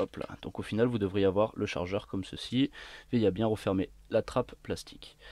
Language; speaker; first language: French; native; French